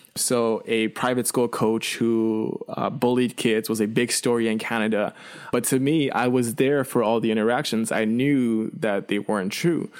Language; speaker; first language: English; early bilingual, other home language; Chinese